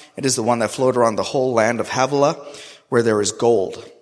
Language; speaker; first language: English; non-native, local second language; Urdu